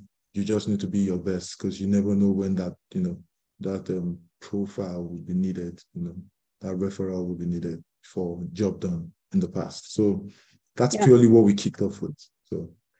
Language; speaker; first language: English; non-native, local second language; Yoruba